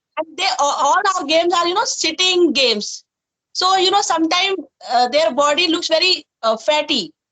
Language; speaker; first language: English; non-native, fluent; Hindi